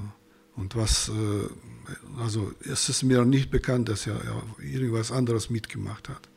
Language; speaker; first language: German; non-native, fluent; Russian